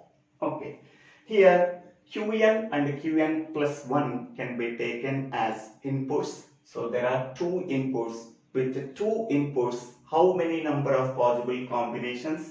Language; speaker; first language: English; non-native, local second language; Telugu